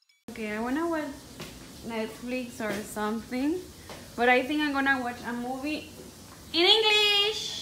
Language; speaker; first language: English; non-native, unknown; Spanish